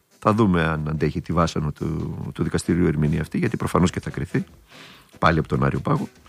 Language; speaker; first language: Greek; native; Greek